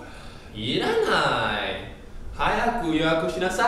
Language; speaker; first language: Japanese; non-native, learner; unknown